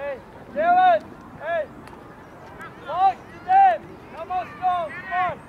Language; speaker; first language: English; native; English